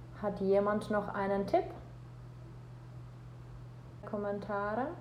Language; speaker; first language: German; non-native, fluent; Czech